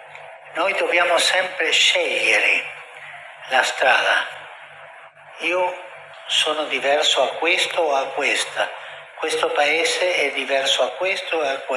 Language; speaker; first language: Italian; non-native, fluent; Spanish